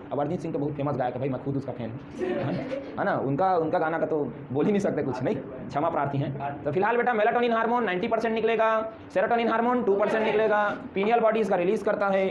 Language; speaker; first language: Hindi; native; Hindi